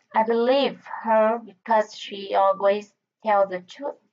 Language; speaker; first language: English; non-native, fluent; Vietnamese